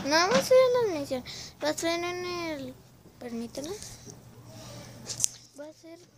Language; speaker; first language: Spanish; native; Spanish